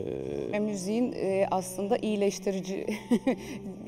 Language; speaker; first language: Turkish; native; Turkish